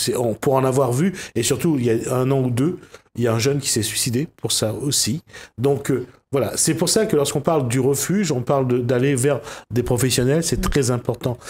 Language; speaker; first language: French; native; French